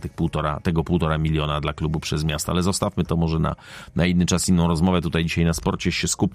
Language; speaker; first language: Polish; native; Polish